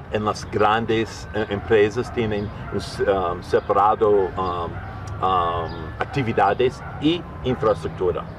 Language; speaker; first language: Spanish; non-native, learner; English